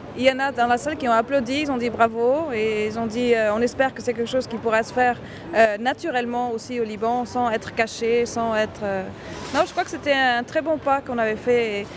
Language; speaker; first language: French; non-native, local second language; Arabic